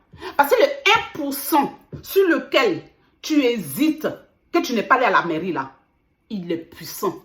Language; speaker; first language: French; native; French